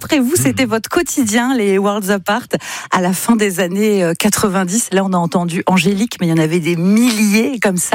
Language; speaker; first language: French; native; French